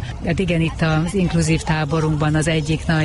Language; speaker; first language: Hungarian; native; Hungarian